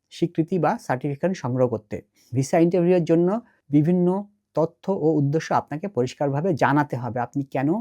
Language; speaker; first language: Bangla; native; Bangla